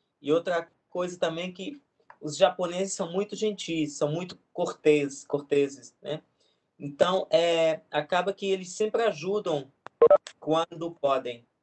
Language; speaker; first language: Portuguese; non-native, local second language; Kabuverdianu